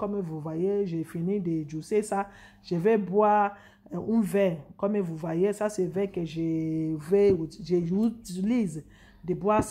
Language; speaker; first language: French; non-native, fluent; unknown